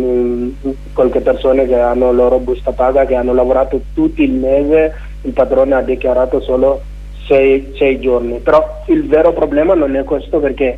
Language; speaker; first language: Italian; non-native, learner; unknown